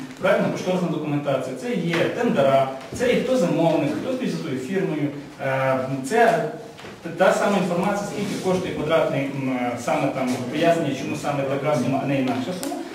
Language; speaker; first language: Ukrainian; native; Ukrainian